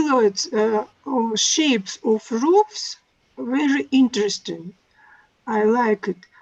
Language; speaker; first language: English; non-native, learner; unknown